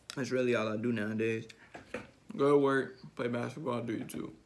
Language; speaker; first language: English; native; English